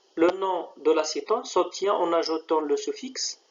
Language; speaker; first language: French; non-native, local second language; Arabic